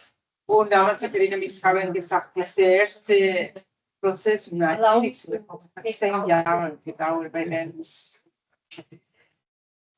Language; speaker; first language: German; non-native, fluent; Italian